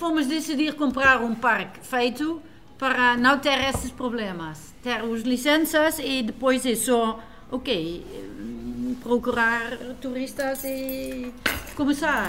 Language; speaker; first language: Portuguese; non-native, learner; Dutch